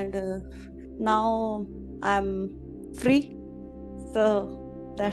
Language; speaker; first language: English; non-native, learner; Hindi